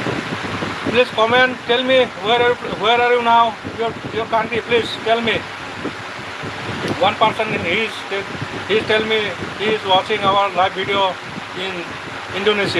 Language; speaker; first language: English; non-native, learner; Bangla